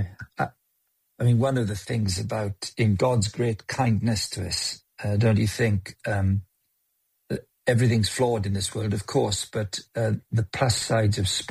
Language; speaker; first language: English; native; English